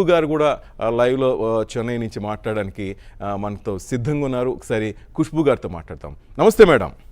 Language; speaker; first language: Telugu; native; Telugu